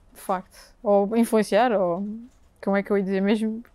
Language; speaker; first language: Portuguese; native; Portuguese